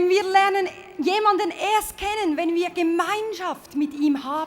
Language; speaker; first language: German; native; German